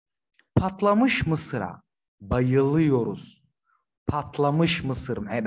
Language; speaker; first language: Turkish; non-native, fluent; Somali